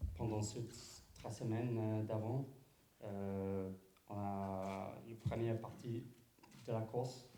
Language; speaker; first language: French; non-native, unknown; English